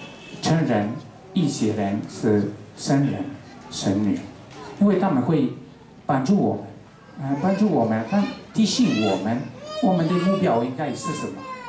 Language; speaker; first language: Chinese; non-native, fluent; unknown